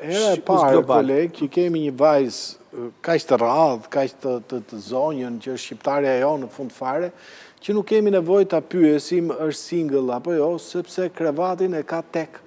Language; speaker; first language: Albanian; native; Albanian